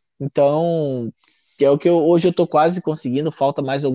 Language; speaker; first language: Portuguese; native; Portuguese